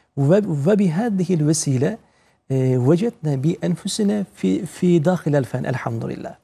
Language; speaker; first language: Arabic; non-native, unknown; Turkish